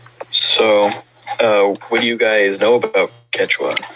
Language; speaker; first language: English; native; English